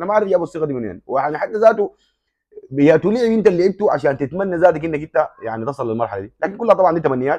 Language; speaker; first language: Arabic; native; Arabic